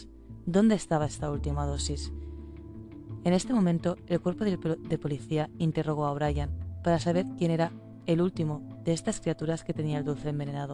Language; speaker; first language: Spanish; native; Spanish